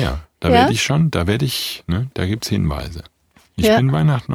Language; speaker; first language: German; native; German